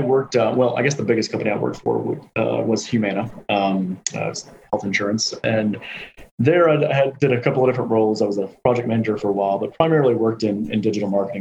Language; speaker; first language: English; native; English